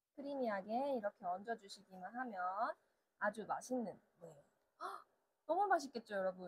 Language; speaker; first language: Korean; native; Korean